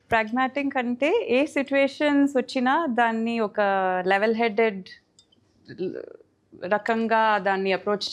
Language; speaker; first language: Telugu; non-native, fluent; Tamil